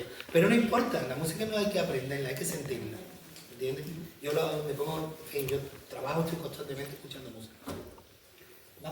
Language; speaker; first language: Spanish; native; Spanish